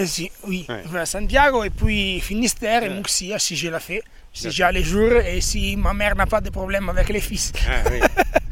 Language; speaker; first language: French; non-native, learner; Italian